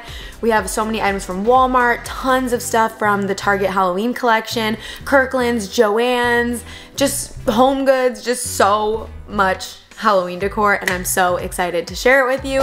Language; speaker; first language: English; native; English